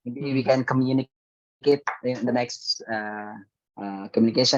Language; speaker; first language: English; non-native, learner; Indonesian